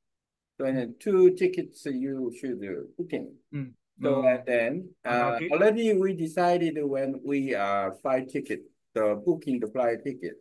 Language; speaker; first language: English; non-native, learner; Korean